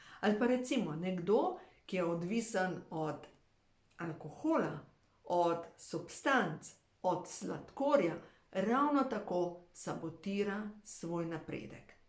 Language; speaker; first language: Slovenian; native; Slovenian